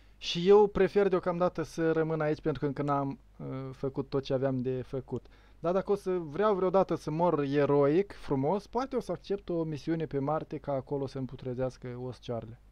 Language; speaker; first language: Romanian; native; Romanian